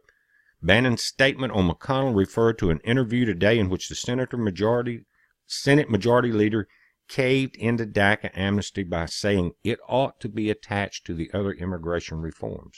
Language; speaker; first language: English; native; English